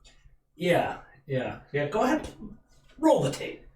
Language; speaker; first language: English; native; English